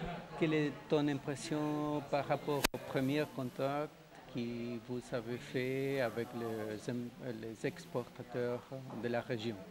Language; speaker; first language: French; non-native, fluent; Spanish